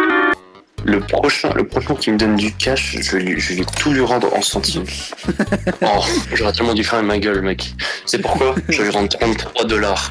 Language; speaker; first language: French; native; French